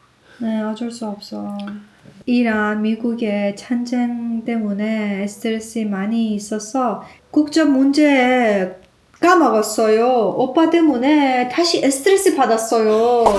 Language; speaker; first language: Korean; non-native, learner; Persian